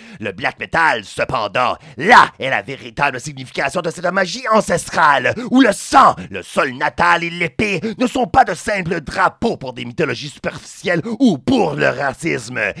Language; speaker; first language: French; native; French